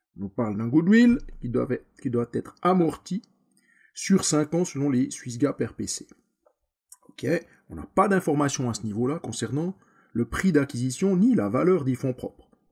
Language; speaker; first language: French; native; French